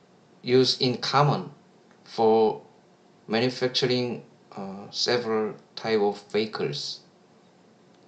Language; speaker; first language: English; non-native, learner; Korean